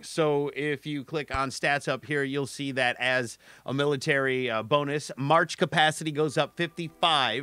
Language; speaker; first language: English; native; English